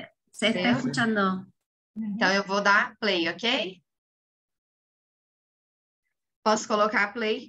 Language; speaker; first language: Portuguese; non-native, fluent; Spanish